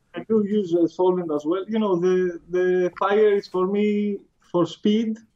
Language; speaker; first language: English; non-native, fluent; Greek